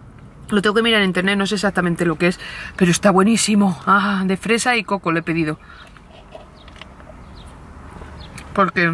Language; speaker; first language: Spanish; native; Spanish